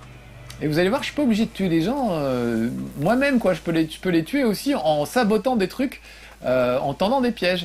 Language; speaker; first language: French; native; French